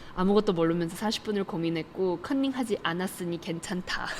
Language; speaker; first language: Korean; early bilingual, other home language; English